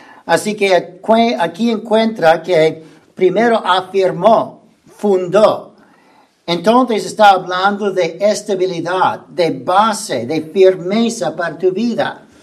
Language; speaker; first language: Spanish; non-native, fluent; English